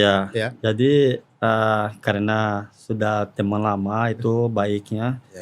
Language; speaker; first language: Indonesian; non-native, fluent; Portuguese